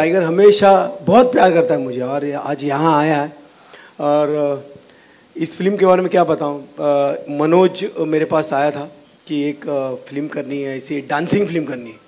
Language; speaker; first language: Hindi; native; Hindi